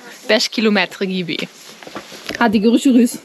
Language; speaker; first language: Turkish; non-native, learner; German